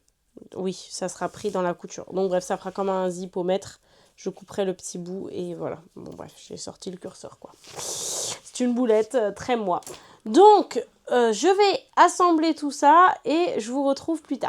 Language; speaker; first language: French; native; French